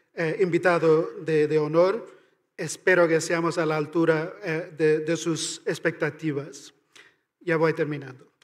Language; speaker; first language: Spanish; non-native, fluent; Irish